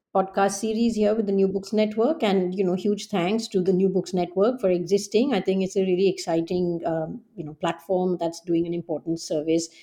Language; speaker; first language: English; non-native, local second language; Hindi